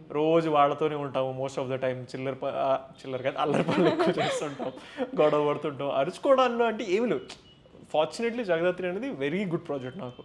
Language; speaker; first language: Telugu; native; Telugu